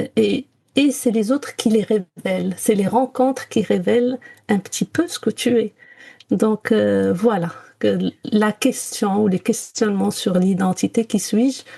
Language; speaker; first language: French; non-native, local second language; Arabic